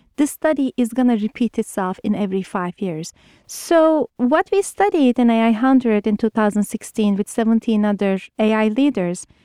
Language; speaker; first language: English; non-native, fluent; Turkish